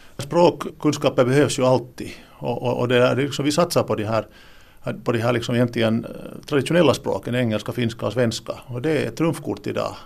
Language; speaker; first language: Swedish; native; Swedish